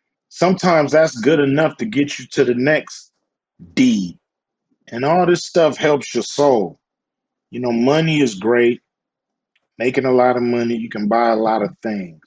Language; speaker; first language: English; native; English